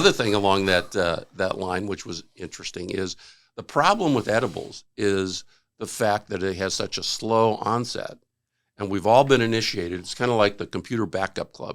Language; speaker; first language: English; native; English